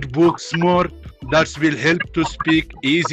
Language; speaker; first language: English; non-native, learner; Persian